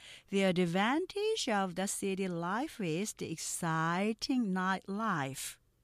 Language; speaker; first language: English; non-native, fluent; Korean